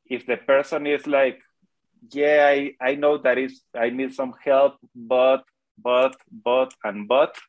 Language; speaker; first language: English; non-native, fluent; Spanish